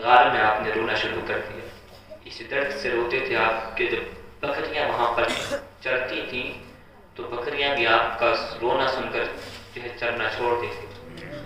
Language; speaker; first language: Urdu; native; Urdu